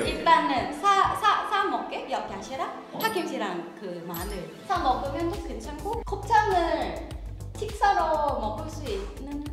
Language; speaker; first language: Korean; non-native, fluent; Thai